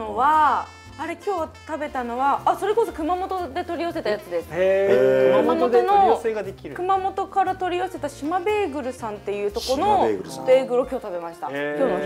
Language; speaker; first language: Japanese; native; Japanese